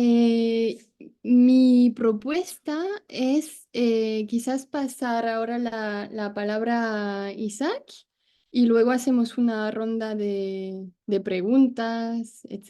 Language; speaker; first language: Spanish; non-native, fluent; French